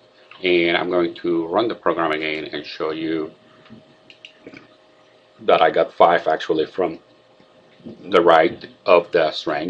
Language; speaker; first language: English; non-native, fluent; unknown